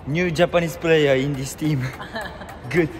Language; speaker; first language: English; non-native, learner; Japanese